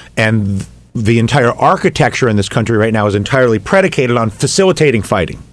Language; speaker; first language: English; native; English